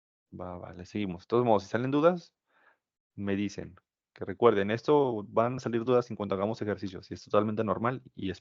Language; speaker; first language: Spanish; native; Spanish